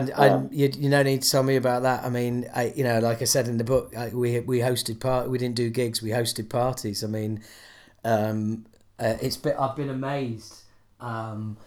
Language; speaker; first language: English; native; English